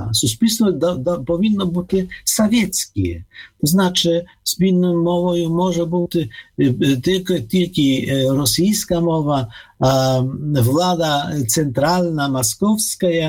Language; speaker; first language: Polish; non-native, fluent; Ukrainian